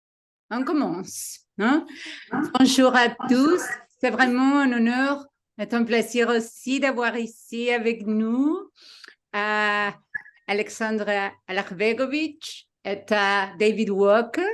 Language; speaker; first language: French; non-native, fluent; Spanish